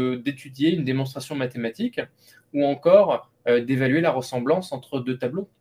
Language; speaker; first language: French; native; French